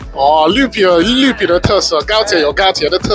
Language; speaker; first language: Chinese; non-native, fluent; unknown